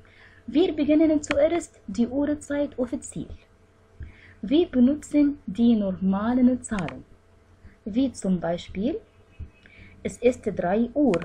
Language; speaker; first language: German; non-native, fluent; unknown